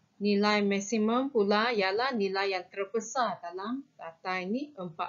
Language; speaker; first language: Malay; non-native, local second language; Chinese